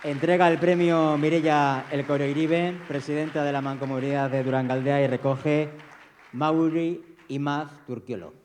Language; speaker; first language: Spanish; non-native, local second language; Basque